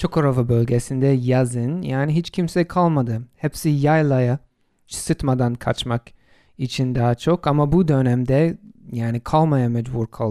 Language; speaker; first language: Turkish; non-native, fluent; English